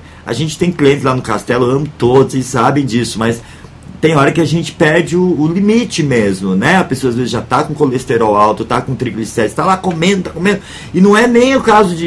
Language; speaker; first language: Portuguese; native; Portuguese